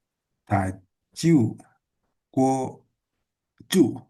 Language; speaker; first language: Chinese; non-native, learner; Indonesian